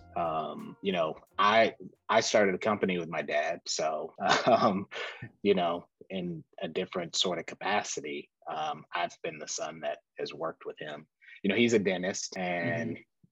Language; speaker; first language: English; native; English